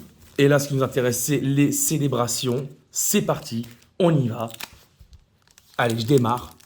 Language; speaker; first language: French; native; French